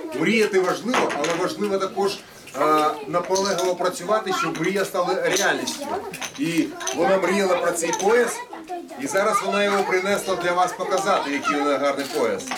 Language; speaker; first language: Ukrainian; non-native, local second language; Russian